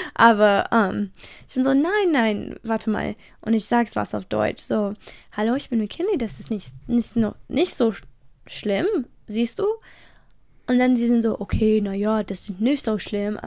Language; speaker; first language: German; non-native, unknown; English